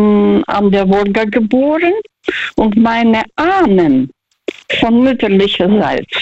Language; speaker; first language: German; early bilingual, heritage; Russian